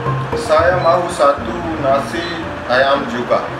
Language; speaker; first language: Indonesian; non-native, learner; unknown